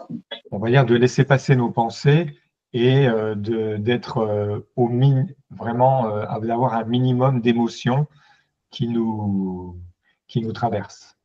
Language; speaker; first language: French; native; French